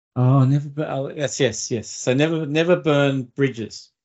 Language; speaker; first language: English; native; English